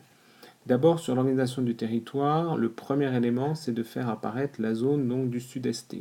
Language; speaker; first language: French; native; French